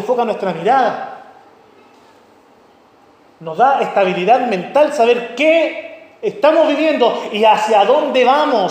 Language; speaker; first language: Spanish; native; Spanish